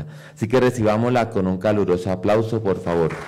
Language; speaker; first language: Spanish; native; Spanish